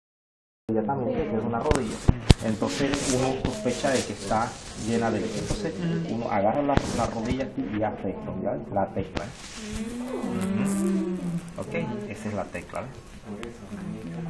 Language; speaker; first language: Spanish; native; Spanish